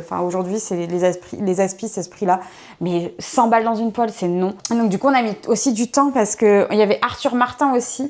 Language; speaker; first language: French; native; French